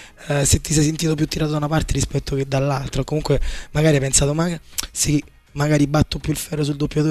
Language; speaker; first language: Italian; native; Italian